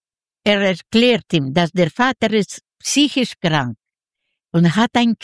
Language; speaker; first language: German; non-native, learner; Russian